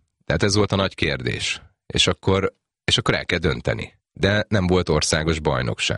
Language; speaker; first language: Hungarian; native; Hungarian